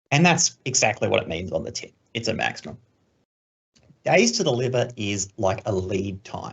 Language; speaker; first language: English; native; English